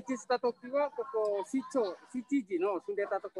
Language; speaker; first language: Japanese; non-native, learner; Indonesian